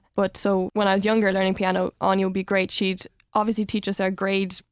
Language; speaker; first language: English; native; English